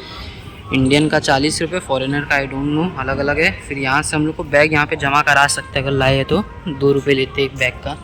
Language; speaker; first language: Hindi; native; Hindi